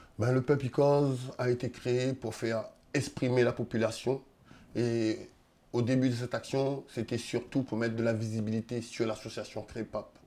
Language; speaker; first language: French; non-native, local second language; Réunion Creole French